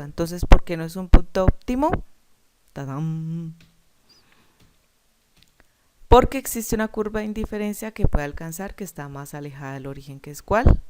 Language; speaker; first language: Spanish; native; Spanish